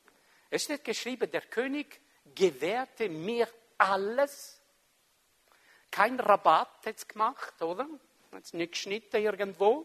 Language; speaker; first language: German; non-native, local second language; French